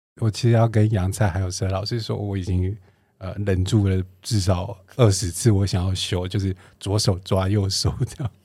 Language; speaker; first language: Chinese; native; Chinese